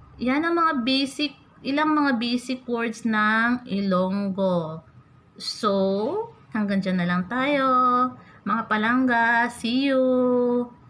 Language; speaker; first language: Filipino; non-native, local second language; Hiligaynon